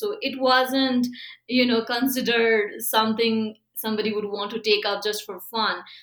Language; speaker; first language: English; non-native, local second language; Nepali